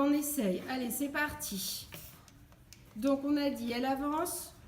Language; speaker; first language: French; native; French